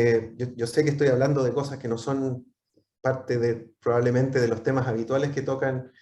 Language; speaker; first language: Spanish; native; Spanish